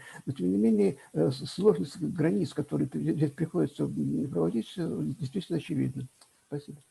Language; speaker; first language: Russian; native; Russian